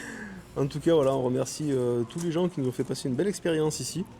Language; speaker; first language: French; native; French